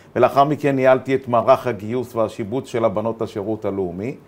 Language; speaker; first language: Hebrew; native; Hebrew